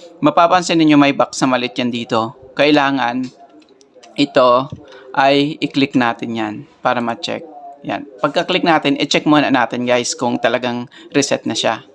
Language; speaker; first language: Filipino; native; Filipino